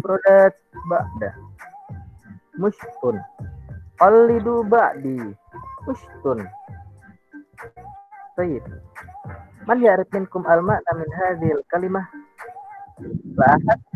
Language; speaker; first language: Arabic; non-native, learner; Indonesian